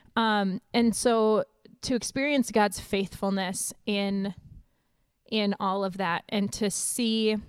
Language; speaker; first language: English; native; English